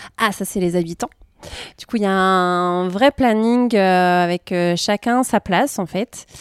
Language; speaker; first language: French; native; French